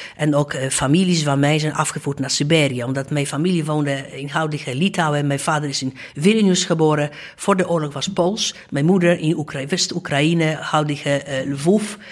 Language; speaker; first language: Dutch; non-native, fluent; Polish